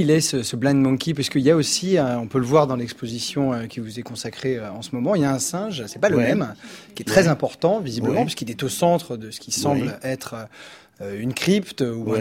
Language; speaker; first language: French; native; French